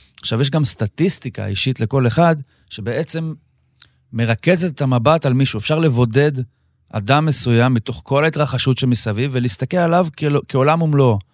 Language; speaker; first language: Hebrew; native; Hebrew